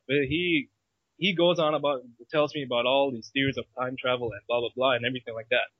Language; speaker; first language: English; early bilingual, other home language; Malay